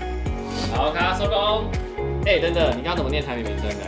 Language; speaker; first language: Chinese; native; Chinese